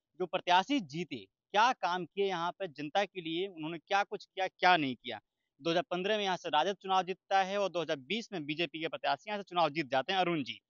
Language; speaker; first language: Hindi; native; Hindi